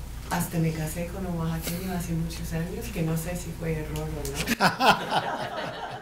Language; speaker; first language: Spanish; non-native, fluent; English